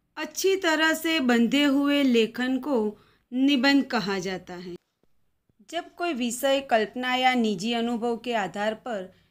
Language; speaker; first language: Hindi; non-native, local second language; Gujarati